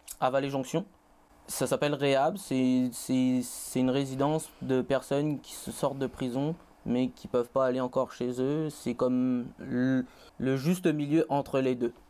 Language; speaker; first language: French; native; French